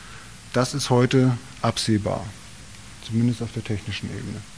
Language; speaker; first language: German; native; German